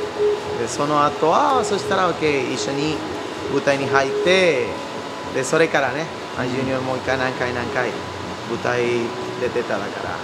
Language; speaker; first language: Japanese; non-native, learner; Spanish